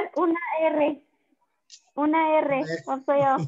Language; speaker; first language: Korean; non-native, learner; Spanish